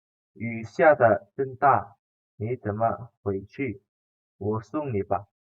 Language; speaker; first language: Chinese; non-native, fluent; Indonesian